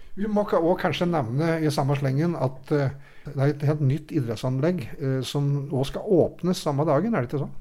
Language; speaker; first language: Norwegian; native; Norwegian